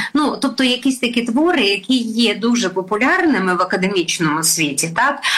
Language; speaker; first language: Ukrainian; native; Ukrainian